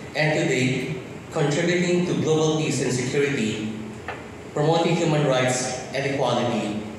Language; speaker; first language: English; non-native, local second language; Filipino